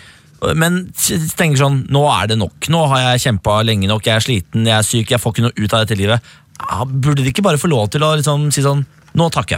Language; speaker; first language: Norwegian; native; Norwegian